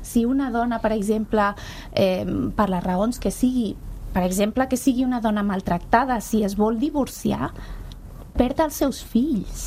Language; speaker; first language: Catalan; non-native, fluent; Persian